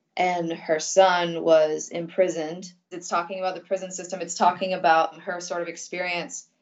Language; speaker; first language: English; early bilingual, other home language; Russian